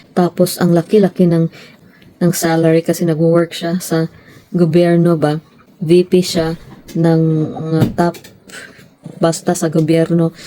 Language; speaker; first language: Filipino; non-native, local second language; Cebuano